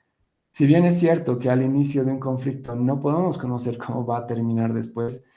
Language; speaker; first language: Spanish; native; Spanish